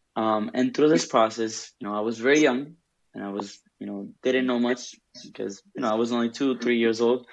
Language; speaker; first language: English; early bilingual, other home language; Spanish